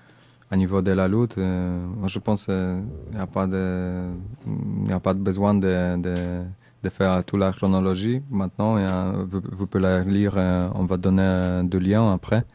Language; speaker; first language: French; non-native, learner; Indonesian